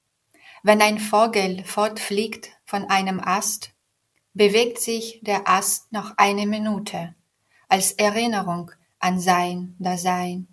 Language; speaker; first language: German; non-native, fluent; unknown